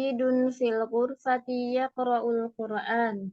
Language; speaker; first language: Arabic; non-native, fluent; Indonesian